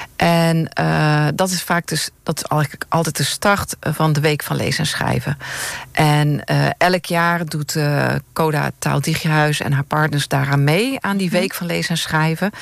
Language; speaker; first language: Dutch; native; Dutch